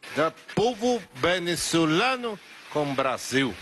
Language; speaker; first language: Portuguese; non-native, learner; Spanish